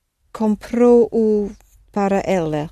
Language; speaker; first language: Portuguese; non-native, learner; English